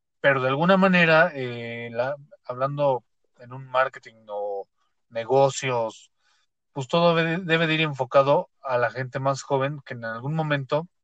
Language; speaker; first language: Spanish; native; Spanish